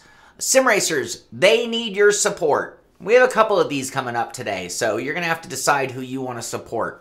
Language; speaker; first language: English; native; English